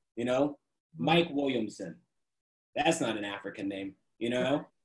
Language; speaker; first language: English; native; English